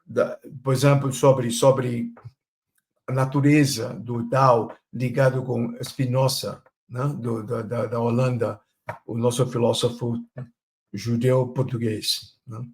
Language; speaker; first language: Portuguese; non-native, fluent; Chinese